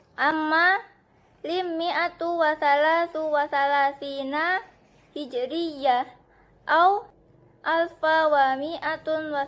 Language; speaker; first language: Arabic; non-native, learner; Indonesian